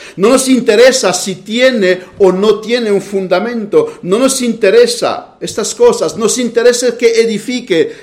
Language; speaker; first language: Spanish; non-native, fluent; Romanian